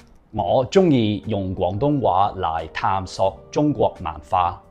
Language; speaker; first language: Cantonese; non-native, fluent; English